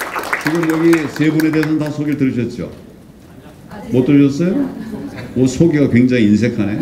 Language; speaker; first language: Korean; native; Korean